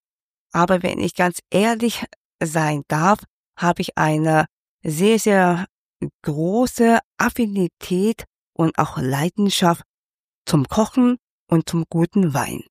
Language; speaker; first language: German; non-native, fluent; Cantonese